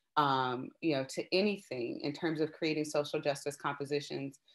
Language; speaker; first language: English; native; English